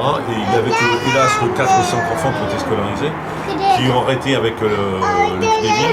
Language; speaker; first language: French; native; French